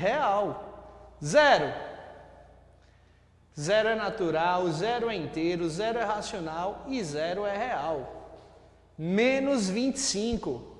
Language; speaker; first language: Portuguese; native; Portuguese